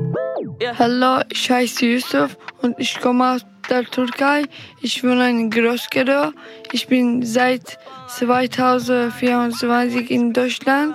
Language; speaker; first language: German; non-native, learner; Turkish